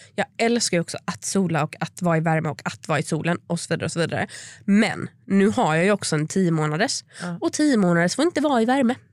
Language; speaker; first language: Swedish; native; Swedish